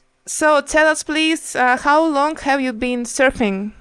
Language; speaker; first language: English; non-native, learner; Ukrainian